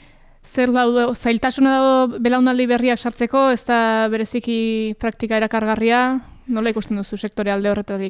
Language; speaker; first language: Basque; native; Basque